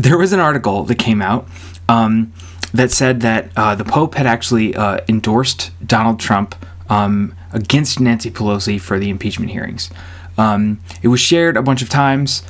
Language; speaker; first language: English; native; English